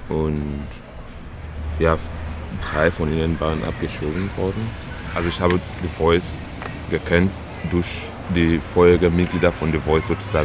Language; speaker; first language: German; non-native, learner; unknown